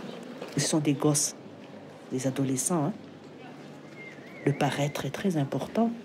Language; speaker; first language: French; non-native, local second language; Malagasy